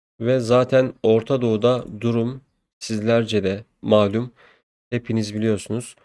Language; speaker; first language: Turkish; native; Turkish